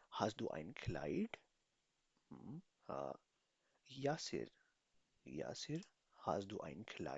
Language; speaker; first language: German; non-native, fluent; Urdu